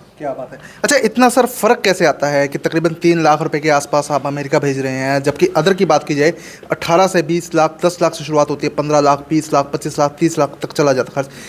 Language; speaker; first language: Hindi; native; Hindi